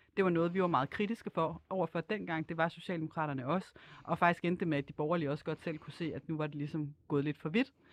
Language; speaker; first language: Danish; native; Danish